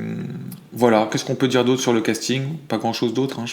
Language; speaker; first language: French; native; French